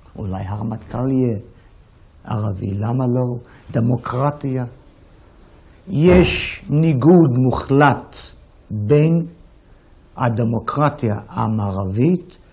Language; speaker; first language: Hebrew; early bilingual, other home language; English